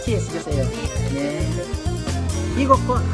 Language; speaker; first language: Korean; non-native, learner; Filipino